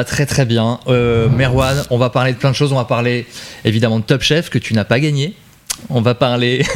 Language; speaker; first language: French; native; French